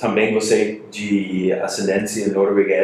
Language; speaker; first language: Portuguese; non-native, fluent; English